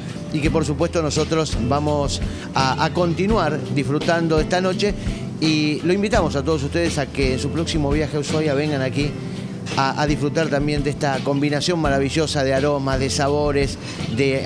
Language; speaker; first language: Spanish; native; Spanish